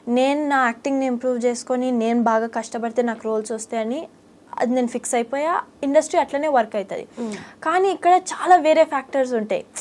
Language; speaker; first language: Telugu; early bilingual, heritage; Telugu